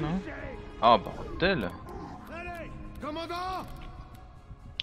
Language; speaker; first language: French; native; French